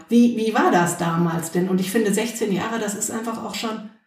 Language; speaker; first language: German; native; German